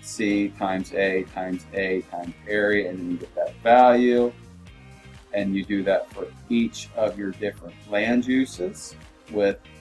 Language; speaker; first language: English; native; English